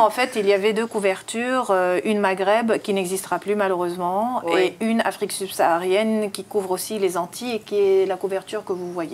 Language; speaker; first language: French; native; French